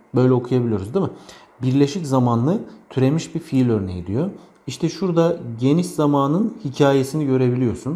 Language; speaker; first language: Turkish; native; Turkish